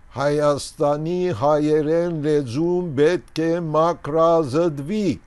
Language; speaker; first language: Armenian; early bilingual, heritage; Armenian